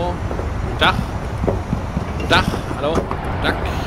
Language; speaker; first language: German; native; German